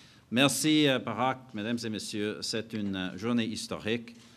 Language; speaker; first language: French; non-native, fluent; English